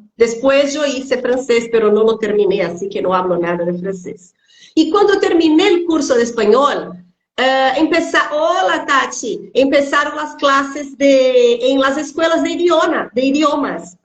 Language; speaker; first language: Spanish; non-native, fluent; Portuguese